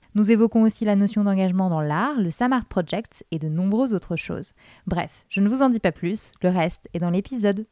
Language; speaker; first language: French; native; French